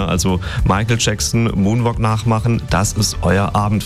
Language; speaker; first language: German; native; German